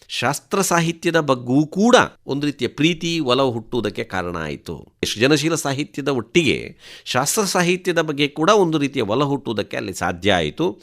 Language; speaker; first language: Kannada; non-native, local second language; Tulu